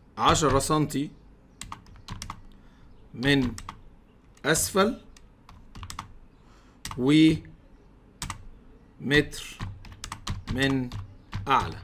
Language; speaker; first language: Arabic; native; Arabic